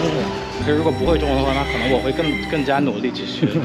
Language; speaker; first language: Chinese; early bilingual, heritage; Chinese